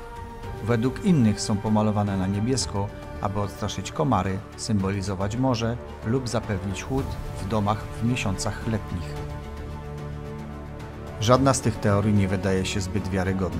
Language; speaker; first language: Polish; native; Polish